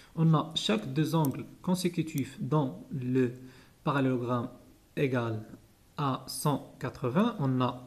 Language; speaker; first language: French; non-native, local second language; Arabic